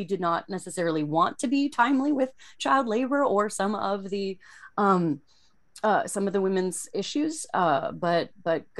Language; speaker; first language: English; native; English